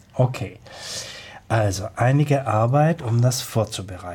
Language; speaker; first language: German; native; German